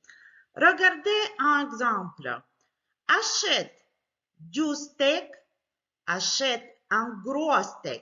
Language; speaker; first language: French; non-native, fluent; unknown